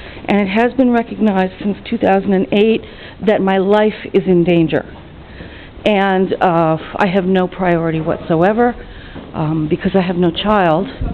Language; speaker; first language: English; native; English